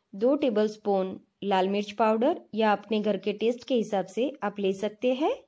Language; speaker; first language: Hindi; non-native, local second language; Gujarati